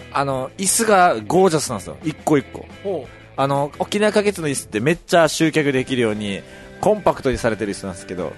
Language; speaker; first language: Japanese; native; Japanese